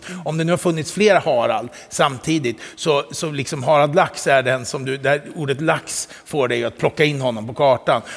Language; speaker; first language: Swedish; native; Swedish